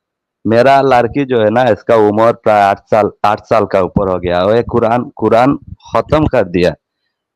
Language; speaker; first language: Hindi; non-native, learner; Bangla